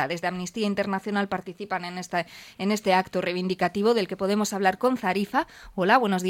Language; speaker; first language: Spanish; native; Spanish